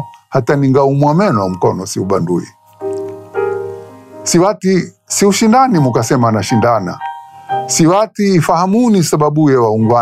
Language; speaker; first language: English; non-native, local second language; Swahili